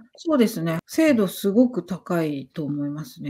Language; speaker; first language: Japanese; native; Japanese